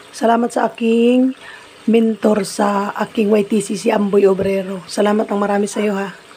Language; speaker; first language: Filipino; non-native, local second language; Cebuano